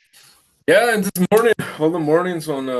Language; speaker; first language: English; non-native, learner; Spanish